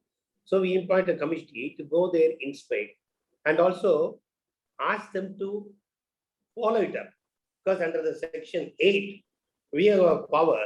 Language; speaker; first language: English; non-native, local second language; Tamil